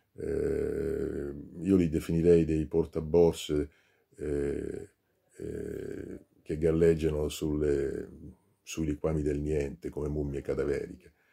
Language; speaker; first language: Italian; native; Italian